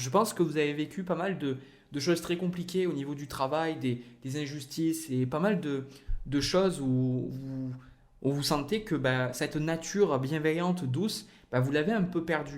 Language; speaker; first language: French; native; French